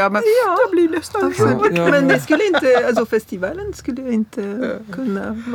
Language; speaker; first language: Swedish; non-native, fluent; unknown